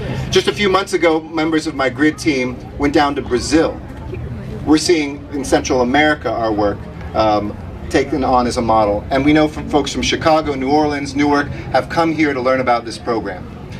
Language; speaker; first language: English; early bilingual, other home language; Spanish